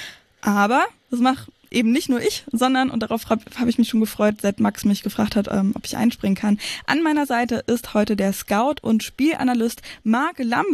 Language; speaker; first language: German; native; German